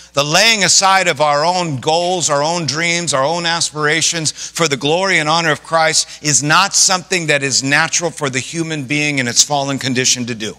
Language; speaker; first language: English; native; English